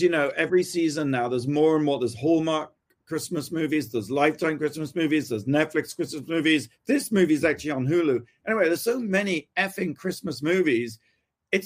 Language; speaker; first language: English; native; English